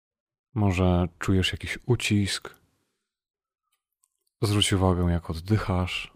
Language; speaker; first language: Polish; native; Polish